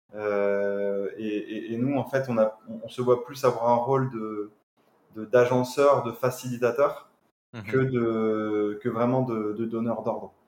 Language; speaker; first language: French; native; French